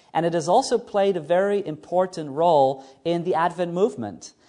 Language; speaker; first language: English; native; English